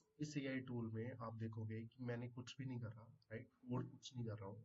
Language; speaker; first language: Hindi; non-native, local second language; Punjabi